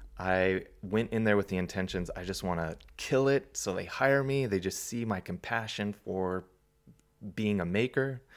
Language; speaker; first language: English; native; English